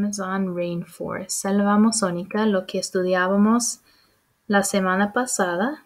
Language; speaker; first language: Spanish; non-native, fluent; English